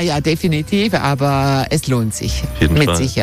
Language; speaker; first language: German; non-native, fluent; Croatian